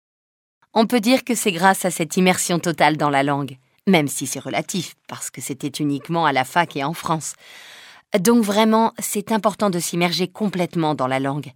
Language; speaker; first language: French; native; French